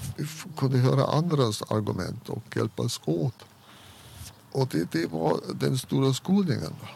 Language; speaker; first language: Swedish; non-native, fluent; German